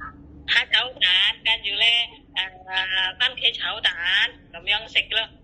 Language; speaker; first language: Cantonese; non-native, learner; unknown